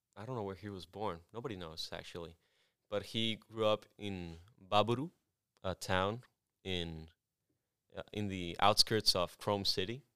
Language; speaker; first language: English; non-native, fluent; Spanish